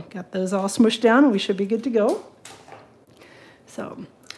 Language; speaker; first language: English; native; English